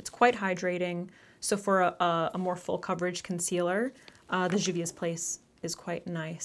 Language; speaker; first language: English; native; English